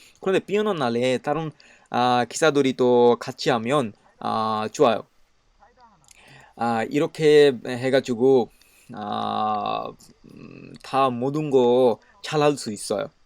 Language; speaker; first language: Korean; non-native, learner; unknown